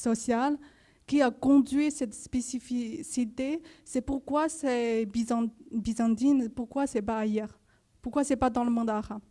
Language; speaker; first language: French; non-native, fluent; Chinese